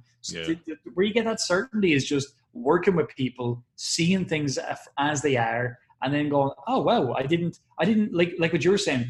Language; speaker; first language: English; native; English